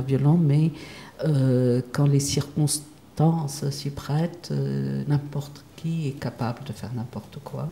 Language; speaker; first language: French; non-native, local second language; Arabic